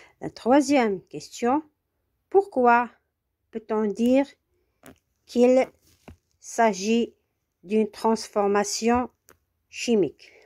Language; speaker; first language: French; non-native, local second language; Arabic